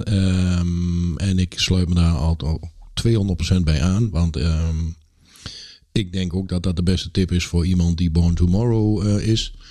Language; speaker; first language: Dutch; native; Dutch